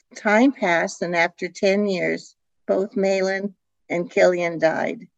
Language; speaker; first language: English; early bilingual, other home language; Dutch